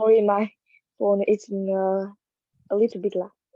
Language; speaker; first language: English; non-native, learner; Vietnamese